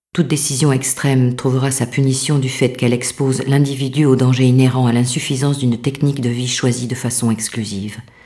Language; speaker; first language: French; native; French